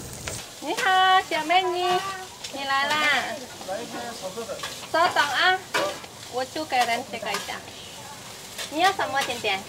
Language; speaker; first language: Chinese; non-native, fluent; Indonesian